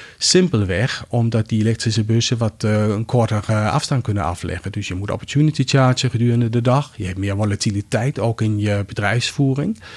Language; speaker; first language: Dutch; non-native, fluent; Danish